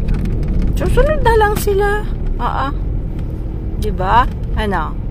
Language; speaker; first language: Filipino; native; Filipino